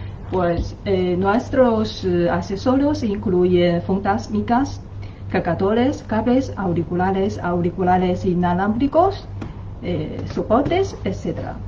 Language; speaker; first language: Spanish; non-native, learner; Chinese